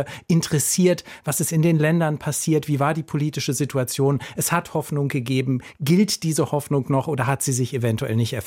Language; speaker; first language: German; native; German